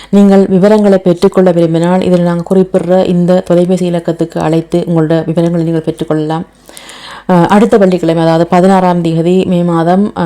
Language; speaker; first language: Tamil; native; Tamil